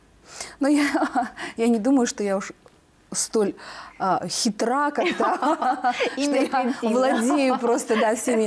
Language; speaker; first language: Russian; native; Russian